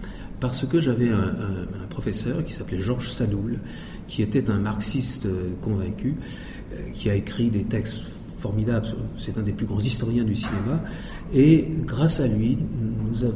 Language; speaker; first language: French; native; French